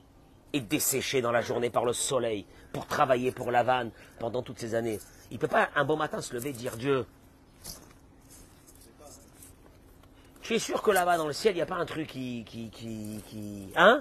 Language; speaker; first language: French; native; French